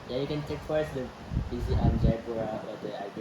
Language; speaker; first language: English; non-native, learner; Indonesian